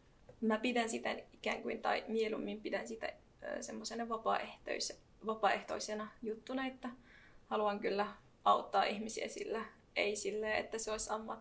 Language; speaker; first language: Finnish; non-native, fluent; Arabic